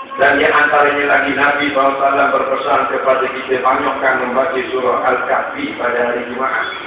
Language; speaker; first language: Malay; native; Malay